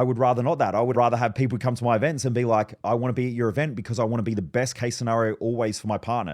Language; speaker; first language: English; native; English